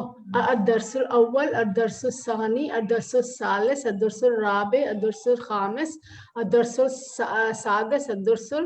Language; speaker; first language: Arabic; non-native, learner; Urdu